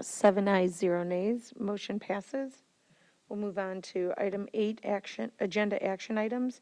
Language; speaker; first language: English; native; English